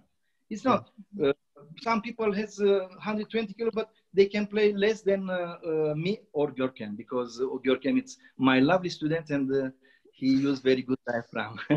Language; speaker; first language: English; non-native, learner; Romanian